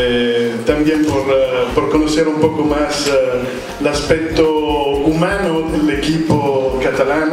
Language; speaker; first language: Spanish; non-native, fluent; Italian